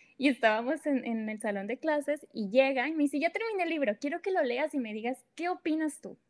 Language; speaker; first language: Spanish; native; Spanish